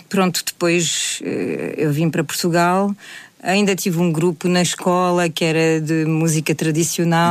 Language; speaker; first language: Portuguese; native; Portuguese